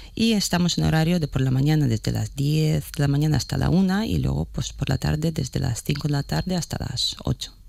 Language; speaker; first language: Spanish; non-native, fluent; Ukrainian